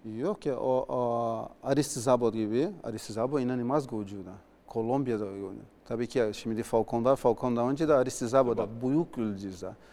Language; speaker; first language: Turkish; non-native, learner; Portuguese